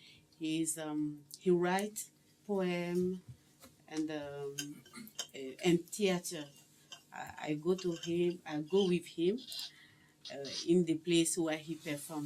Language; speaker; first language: English; non-native, learner; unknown